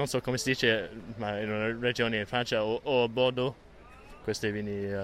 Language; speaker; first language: Italian; non-native, learner; English